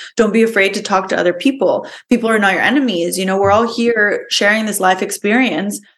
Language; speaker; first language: English; early bilingual, other home language; Spanish